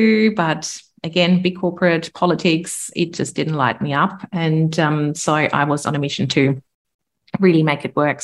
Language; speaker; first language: English; non-native, fluent; German